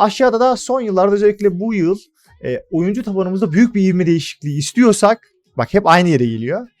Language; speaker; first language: Turkish; native; Turkish